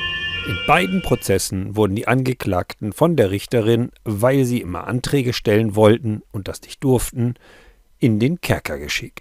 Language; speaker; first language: German; native; German